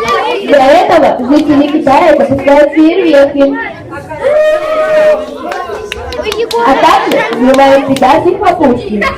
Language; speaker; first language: Russian; native; Russian